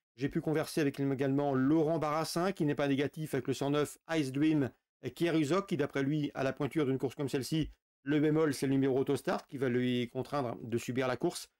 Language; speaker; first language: French; native; French